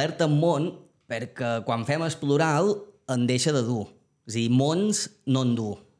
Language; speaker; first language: Catalan; native; Catalan